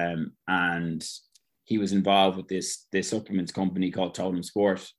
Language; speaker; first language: English; native; English